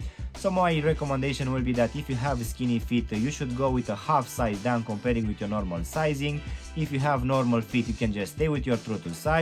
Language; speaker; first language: English; non-native, fluent; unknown